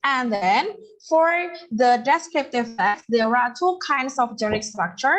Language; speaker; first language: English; non-native, learner; Indonesian